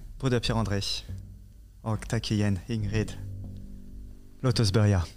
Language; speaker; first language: Swedish; non-native, fluent; French